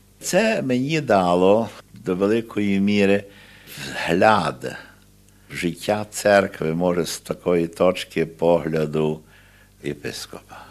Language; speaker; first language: Ukrainian; early bilingual, heritage; Ukrainian